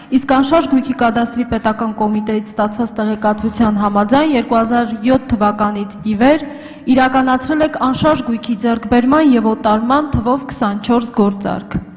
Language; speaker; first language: Armenian; native; Armenian